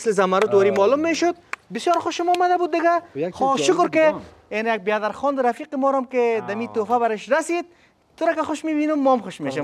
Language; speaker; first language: Persian; native; Persian